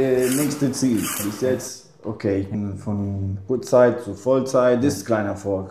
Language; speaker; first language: German; non-native, fluent; Italian